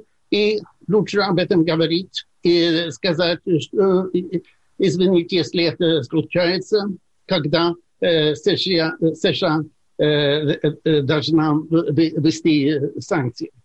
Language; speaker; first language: Russian; non-native, fluent; Swedish